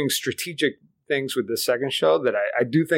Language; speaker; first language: English; early bilingual, other home language; Spanish